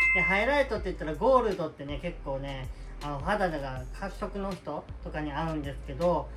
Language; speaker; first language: Japanese; native; Japanese